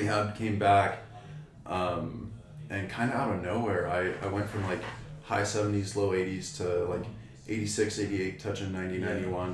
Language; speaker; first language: English; native; English